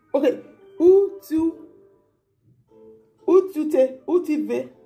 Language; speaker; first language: French; non-native, learner; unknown